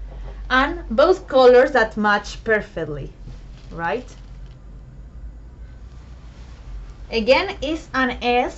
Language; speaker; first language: English; non-native, fluent; Spanish